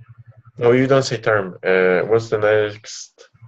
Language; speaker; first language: English; non-native, fluent; Polish